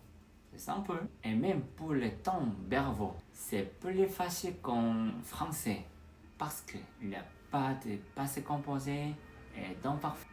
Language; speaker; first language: French; non-native, fluent; Korean